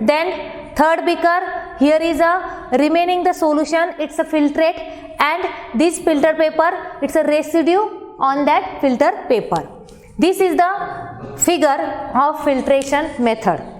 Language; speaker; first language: English; non-native, local second language; Marathi